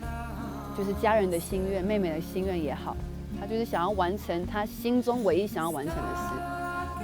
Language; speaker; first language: Chinese; native; Chinese